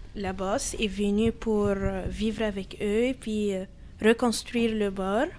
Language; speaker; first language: French; non-native, fluent; Arabic